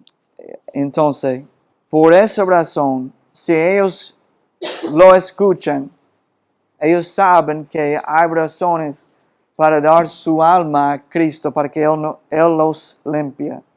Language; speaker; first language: Spanish; non-native, fluent; English